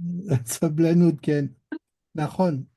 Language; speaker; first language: Hebrew; non-native, learner; French